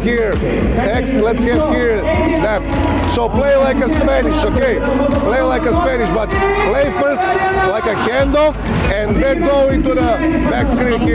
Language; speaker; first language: English; non-native, fluent; Macedonian